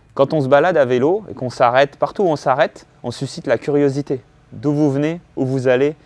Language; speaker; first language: French; native; French